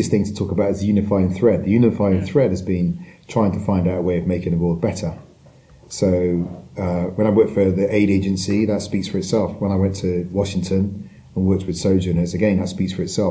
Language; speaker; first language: English; native; English